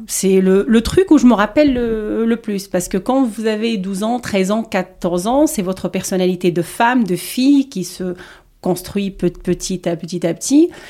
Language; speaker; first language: French; non-native, local second language; Arabic